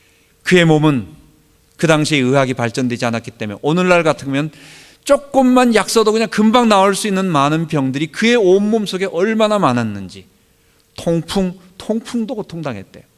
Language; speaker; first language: Korean; native; Korean